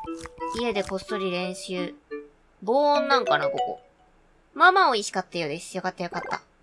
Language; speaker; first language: Japanese; native; Japanese